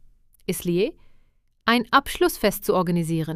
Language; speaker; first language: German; non-native, fluent; Hindi